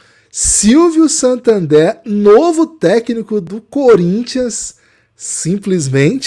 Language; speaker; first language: Portuguese; native; Portuguese